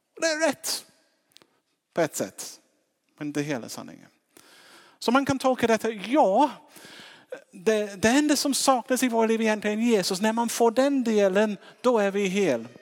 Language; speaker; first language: Swedish; non-native, fluent; English